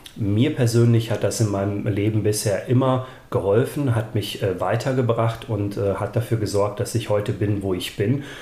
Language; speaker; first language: German; early bilingual, other home language; Bosnian